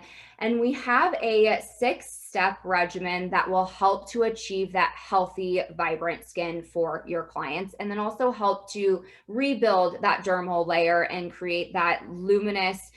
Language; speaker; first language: English; native; English